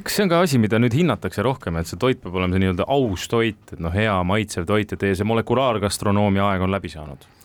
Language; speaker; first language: Estonian; native; Estonian